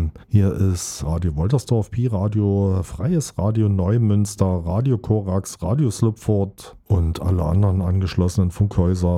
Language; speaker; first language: German; native; German